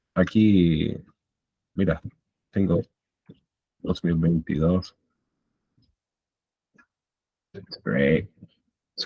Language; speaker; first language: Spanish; non-native, fluent; English